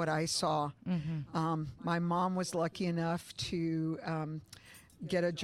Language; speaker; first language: English; early bilingual, other home language; Spanish